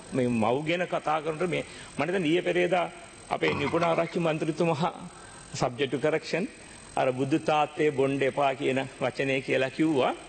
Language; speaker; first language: Sinhala; non-native, local second language; Tamil